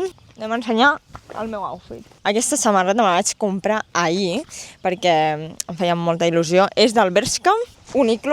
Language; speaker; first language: Catalan; native; Catalan